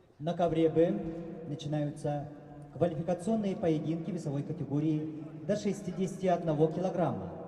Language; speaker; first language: Russian; native; Russian